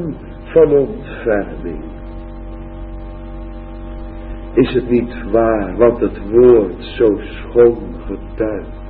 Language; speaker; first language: Dutch; native; Dutch